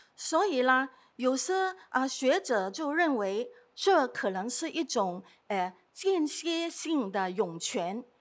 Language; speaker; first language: Chinese; non-native, fluent; Cantonese